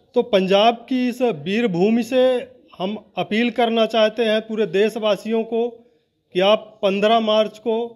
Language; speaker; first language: Hindi; native; Hindi